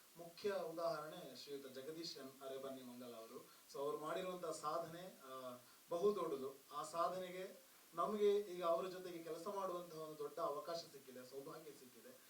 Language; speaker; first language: Kannada; non-native, local second language; Tulu